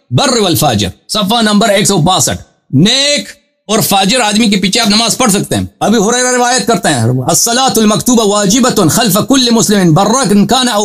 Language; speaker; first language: Urdu; non-native, fluent; Persian